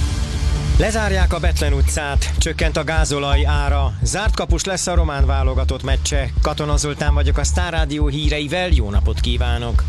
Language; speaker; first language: Hungarian; native; Hungarian